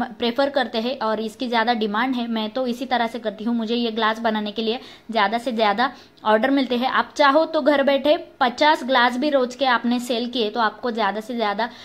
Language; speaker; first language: Hindi; non-native, local second language; Marathi